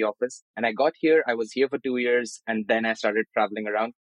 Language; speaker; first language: English; non-native, local second language; Telugu